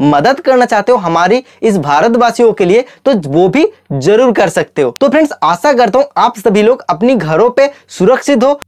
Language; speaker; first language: Hindi; non-native, local second language; Bangla